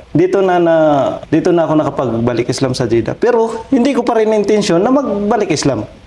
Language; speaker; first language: Filipino; non-native, local second language; Waray